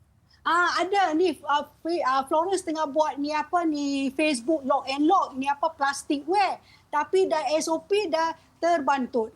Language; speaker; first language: Malay; non-native, local second language; Chinese